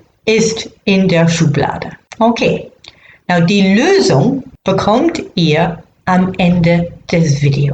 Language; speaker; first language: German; non-native, fluent; English